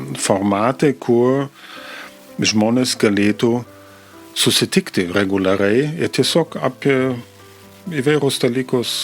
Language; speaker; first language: Lithuanian; non-native, fluent; German